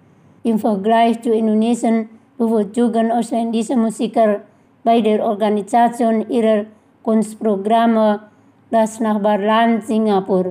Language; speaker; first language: German; non-native, fluent; Indonesian